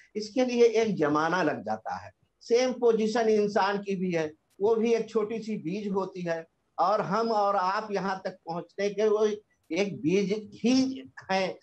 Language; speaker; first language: Hindi; native; Hindi